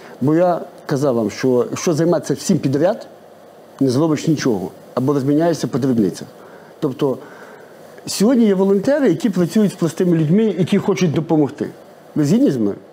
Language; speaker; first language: Ukrainian; native; Ukrainian